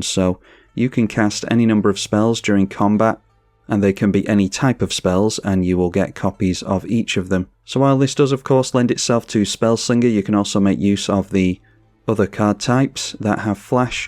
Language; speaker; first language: English; native; English